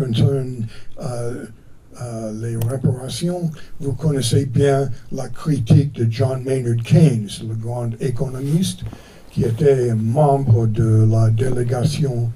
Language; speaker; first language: French; non-native, fluent; English